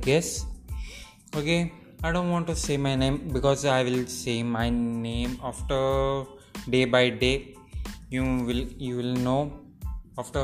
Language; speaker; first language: English; non-native, local second language; Telugu